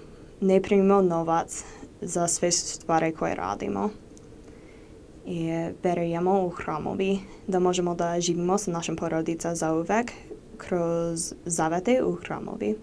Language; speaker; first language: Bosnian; non-native, learner; English